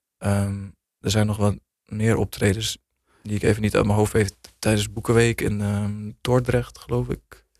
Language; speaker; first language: Dutch; native; Dutch